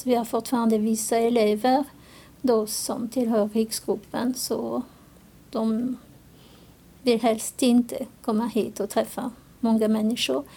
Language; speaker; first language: Swedish; non-native, fluent; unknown